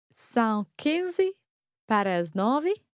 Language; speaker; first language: Portuguese; non-native, learner; English